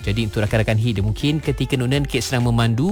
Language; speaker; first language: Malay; non-native, local second language; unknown